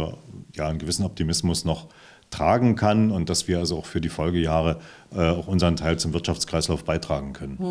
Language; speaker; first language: German; native; German